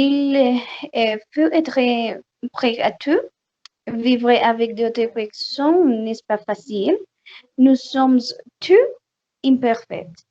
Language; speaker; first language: French; non-native, learner; Spanish